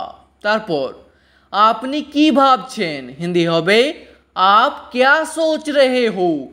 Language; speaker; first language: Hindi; non-native, fluent; Bangla